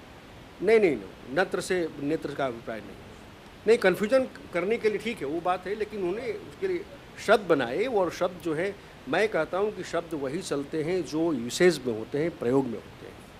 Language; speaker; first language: Hindi; native; Hindi